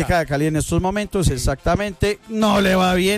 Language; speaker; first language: Spanish; native; Spanish